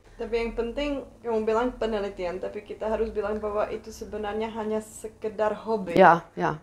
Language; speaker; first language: Indonesian; non-native, fluent; Czech